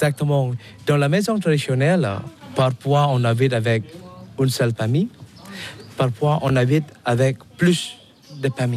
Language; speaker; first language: French; non-native, learner; Balinese